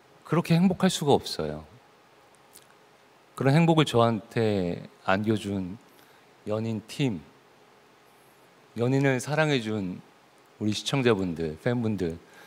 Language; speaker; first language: Korean; native; Korean